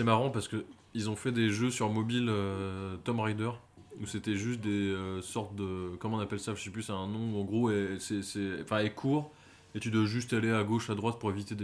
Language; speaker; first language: French; native; French